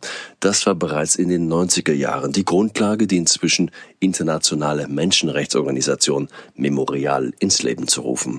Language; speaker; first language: German; native; German